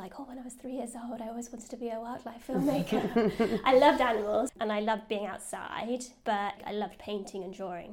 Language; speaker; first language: English; native; English